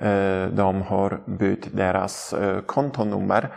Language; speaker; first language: Swedish; non-native, fluent; Polish